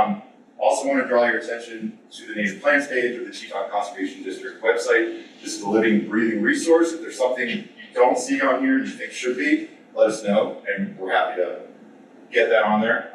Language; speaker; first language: English; native; English